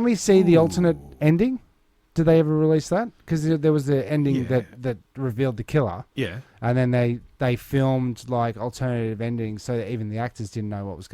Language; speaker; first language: English; native; English